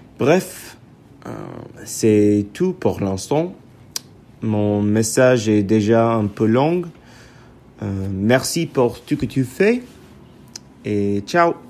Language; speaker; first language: French; non-native, learner; English